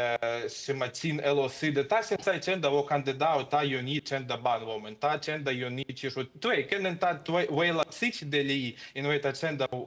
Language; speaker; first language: Chinese; non-native, fluent; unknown